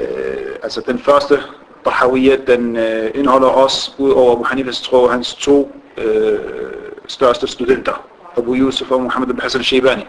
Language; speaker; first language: Danish; non-native, fluent; Arabic